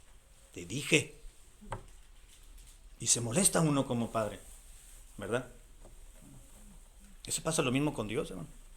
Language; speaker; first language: Spanish; native; Spanish